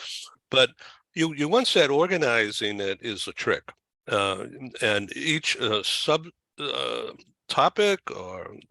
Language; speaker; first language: English; native; English